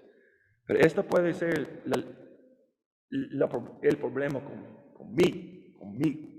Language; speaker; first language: Spanish; non-native, learner; English